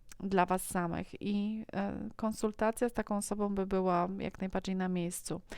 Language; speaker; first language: Polish; native; Polish